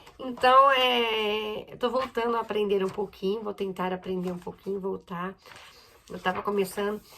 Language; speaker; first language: Portuguese; native; Portuguese